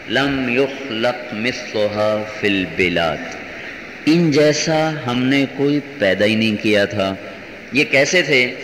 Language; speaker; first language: Urdu; non-native, local second language; Punjabi